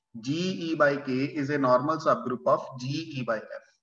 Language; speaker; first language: English; non-native, local second language; Punjabi